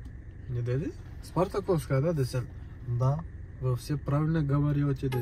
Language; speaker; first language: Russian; non-native, learner; Kyrgyz